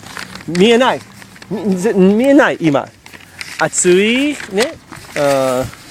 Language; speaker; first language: Japanese; non-native, learner; English